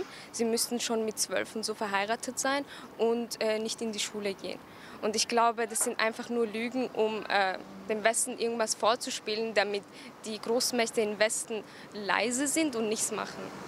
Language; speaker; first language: German; early bilingual, other home language; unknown